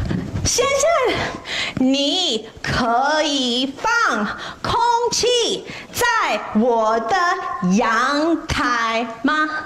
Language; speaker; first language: Chinese; non-native, fluent; English